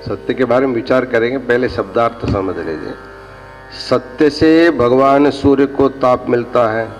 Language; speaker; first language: Hindi; non-native, local second language; Kannada